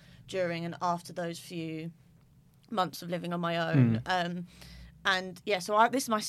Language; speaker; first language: English; native; English